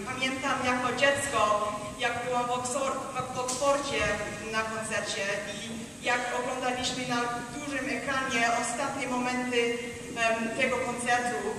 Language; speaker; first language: Polish; non-native, learner; English